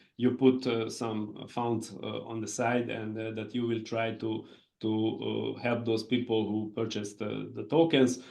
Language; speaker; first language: English; non-native, fluent; Hungarian